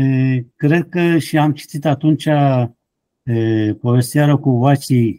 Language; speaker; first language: Romanian; non-native, fluent; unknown